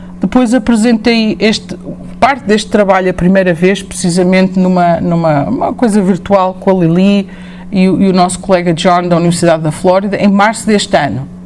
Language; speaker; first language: Portuguese; native; Portuguese